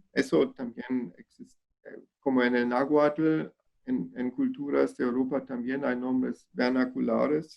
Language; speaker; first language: Spanish; non-native, fluent; German